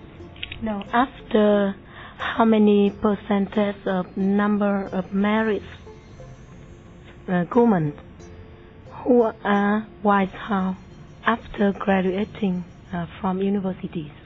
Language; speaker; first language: English; non-native, learner; Vietnamese